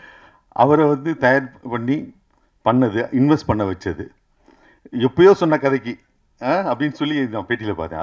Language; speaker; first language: Tamil; native; Tamil